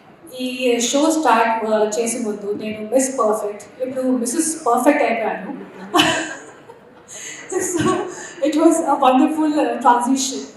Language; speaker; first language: Telugu; non-native, local second language; Hindi